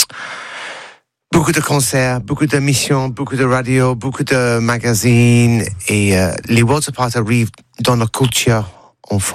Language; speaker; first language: French; non-native, learner; English